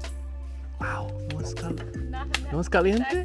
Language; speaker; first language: Spanish; non-native, learner; English